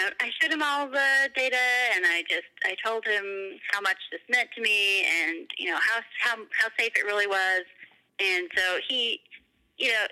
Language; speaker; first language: English; native; English